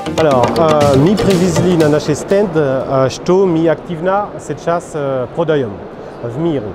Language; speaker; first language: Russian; non-native, learner; French